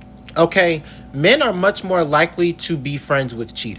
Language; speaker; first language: English; native; English